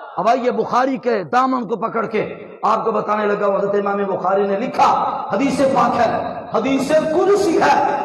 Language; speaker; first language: Urdu; non-native, local second language; Punjabi